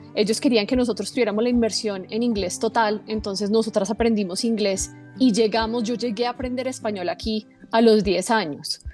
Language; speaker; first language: Spanish; early bilingual, other home language; English